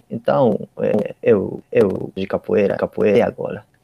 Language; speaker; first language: Portuguese; non-native, learner; Japanese